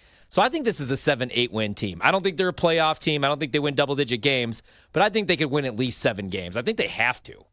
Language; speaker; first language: English; native; English